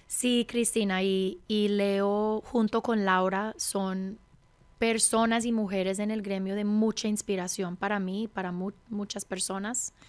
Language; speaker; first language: Spanish; early bilingual, heritage; Spanish